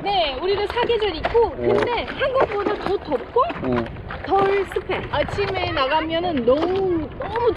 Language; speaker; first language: Korean; non-native, fluent; Turkish